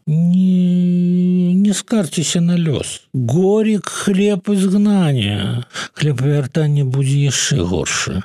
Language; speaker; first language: Belarusian; native; Belarusian